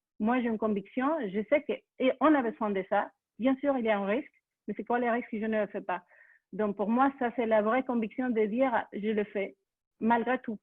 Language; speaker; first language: French; non-native, fluent; Spanish